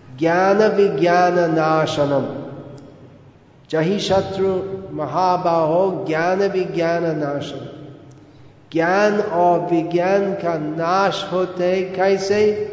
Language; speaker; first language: Hindi; non-native, fluent; English